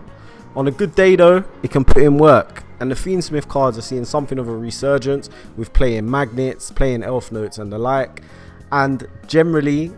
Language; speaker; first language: English; native; English